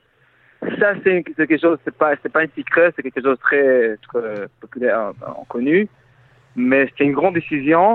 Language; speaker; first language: French; non-native, fluent; Hebrew